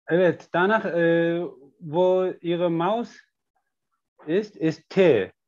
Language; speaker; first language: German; non-native, learner; Mongolian